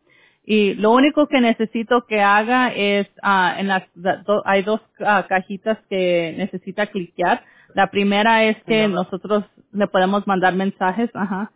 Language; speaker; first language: Spanish; early bilingual, heritage; Spanish